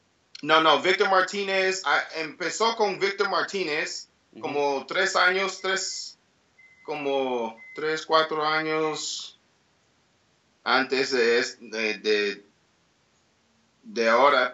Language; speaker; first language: Spanish; early bilingual, heritage; English